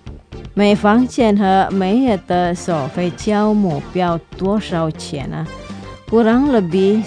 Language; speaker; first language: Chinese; non-native, fluent; Indonesian